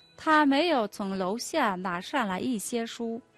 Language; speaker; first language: Chinese; non-native, fluent; Mongolian